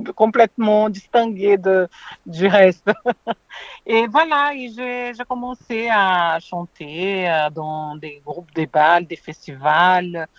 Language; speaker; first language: French; non-native, fluent; Portuguese